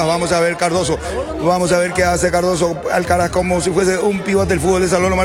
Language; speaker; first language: Spanish; native; Spanish